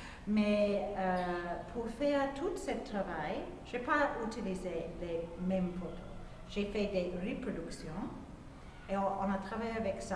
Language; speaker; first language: French; non-native, fluent; English